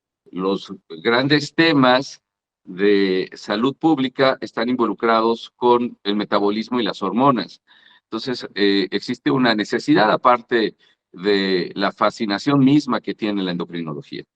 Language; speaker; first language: Spanish; native; Spanish